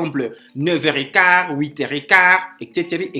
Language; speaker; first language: French; non-native, fluent; Spanish